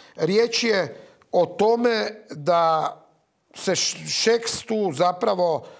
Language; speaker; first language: Croatian; native; Croatian